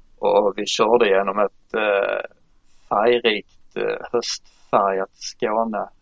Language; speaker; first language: Swedish; native; Swedish